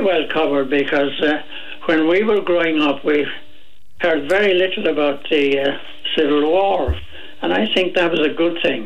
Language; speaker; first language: English; native; English